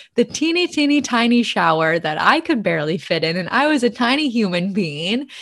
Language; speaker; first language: English; native; English